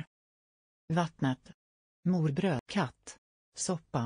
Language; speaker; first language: Swedish; non-native, learner; English